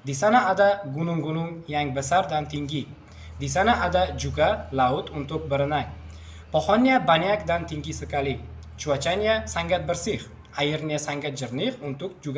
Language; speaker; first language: Indonesian; non-native, learner; Uzbek